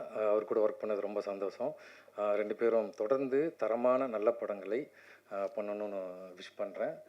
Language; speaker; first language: Tamil; native; Tamil